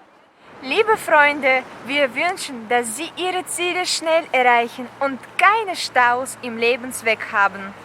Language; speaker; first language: German; non-native, fluent; Russian